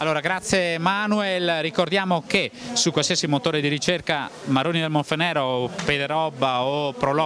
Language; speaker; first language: Italian; native; Italian